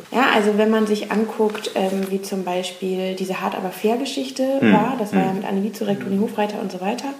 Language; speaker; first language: German; native; German